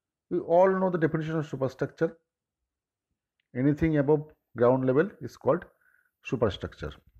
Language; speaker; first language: English; non-native, local second language; Bangla